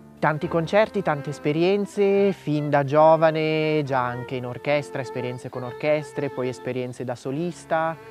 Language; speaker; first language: Italian; native; Italian